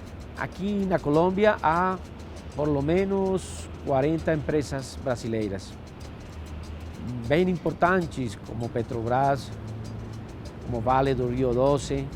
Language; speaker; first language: Portuguese; non-native, fluent; Spanish